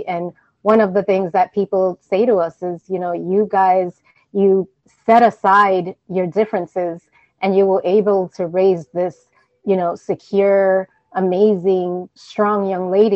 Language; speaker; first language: English; native; English